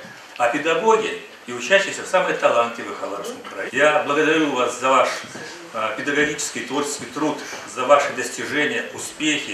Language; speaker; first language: Russian; native; Russian